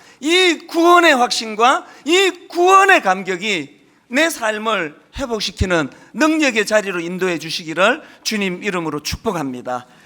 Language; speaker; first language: Korean; native; Korean